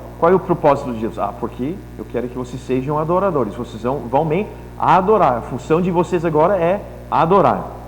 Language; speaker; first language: Portuguese; non-native, fluent; English